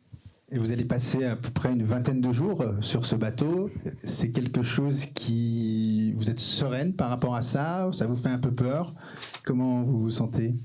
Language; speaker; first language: French; native; French